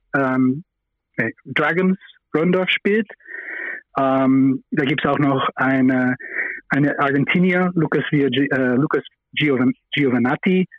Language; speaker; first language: German; non-native, fluent; English